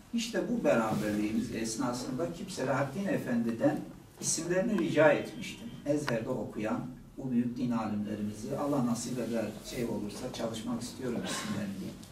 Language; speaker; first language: Turkish; non-native, local second language; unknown